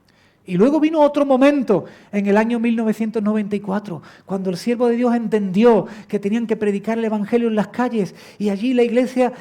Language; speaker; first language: Spanish; native; Spanish